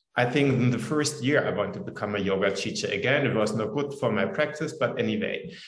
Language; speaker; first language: English; non-native, fluent; German